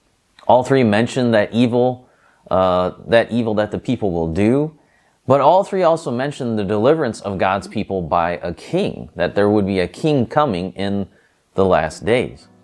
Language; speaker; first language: English; native; English